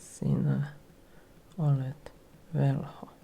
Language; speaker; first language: Finnish; non-native, learner; English